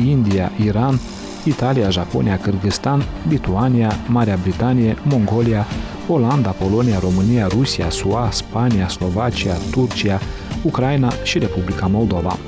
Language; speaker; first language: Romanian; native; Romanian